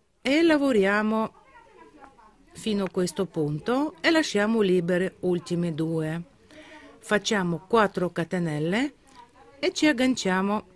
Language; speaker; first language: Italian; non-native, fluent; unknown